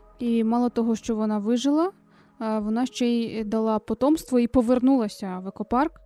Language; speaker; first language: Ukrainian; native; Ukrainian